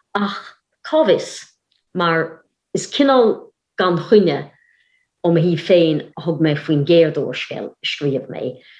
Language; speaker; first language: Irish; native; Irish